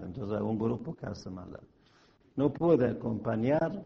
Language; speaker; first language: Spanish; non-native, fluent; Persian